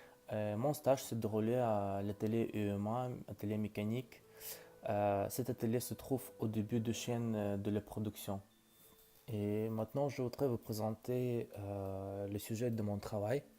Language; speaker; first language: French; non-native, learner; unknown